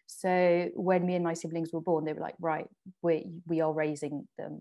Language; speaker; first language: English; non-native, fluent; French